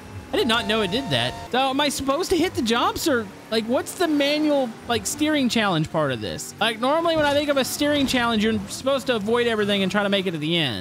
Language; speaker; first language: English; native; English